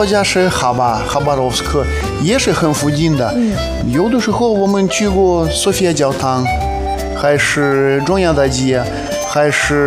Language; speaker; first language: Chinese; non-native, learner; Russian